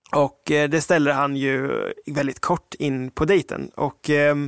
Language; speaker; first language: Swedish; early bilingual, other home language; English